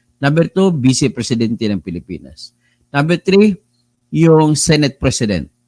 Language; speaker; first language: Filipino; non-native, local second language; Cebuano